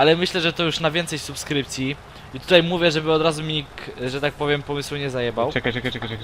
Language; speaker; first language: Polish; native; Polish